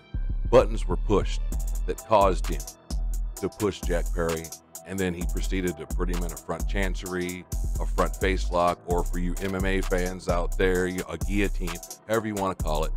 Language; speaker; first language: English; native; English